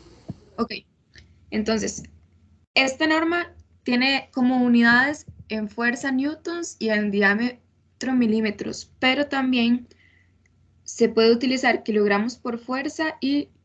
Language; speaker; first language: Spanish; native; Spanish